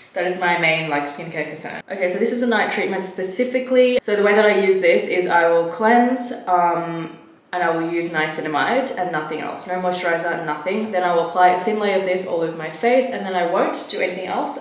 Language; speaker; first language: English; native; English